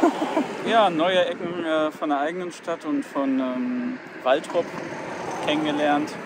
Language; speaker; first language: German; native; German